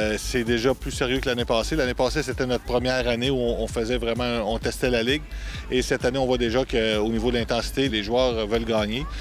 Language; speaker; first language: French; native; French